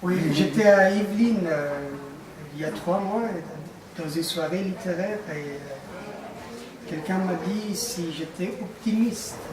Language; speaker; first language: French; non-native, fluent; Persian